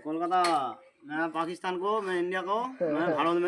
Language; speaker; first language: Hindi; non-native, learner; Bangla